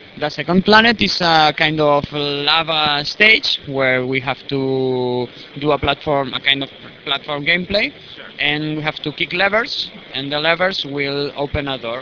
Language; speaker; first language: English; non-native, learner; Spanish